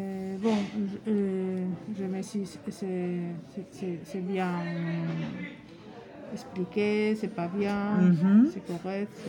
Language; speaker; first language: French; non-native, learner; Spanish